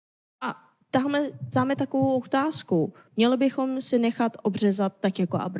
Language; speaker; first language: Czech; non-native, fluent; Korean